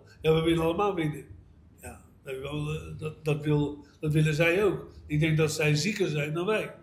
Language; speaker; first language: Dutch; native; Dutch